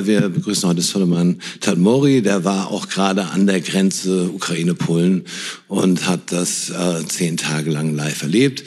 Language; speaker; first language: German; native; German